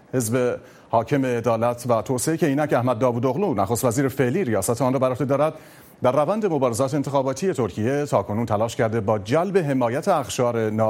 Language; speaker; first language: Persian; native; Persian